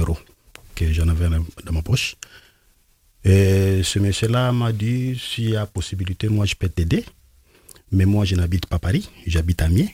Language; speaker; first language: French; non-native, local second language; Lingala